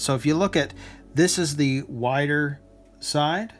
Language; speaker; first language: English; native; English